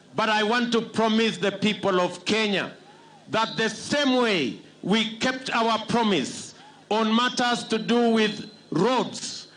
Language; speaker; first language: English; non-native, local second language; Kalenjin